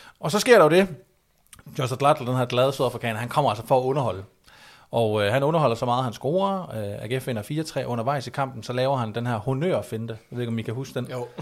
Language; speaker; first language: Danish; native; Danish